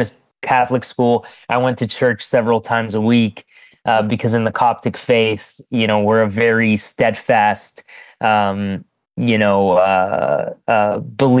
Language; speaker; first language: English; non-native, fluent; Arabic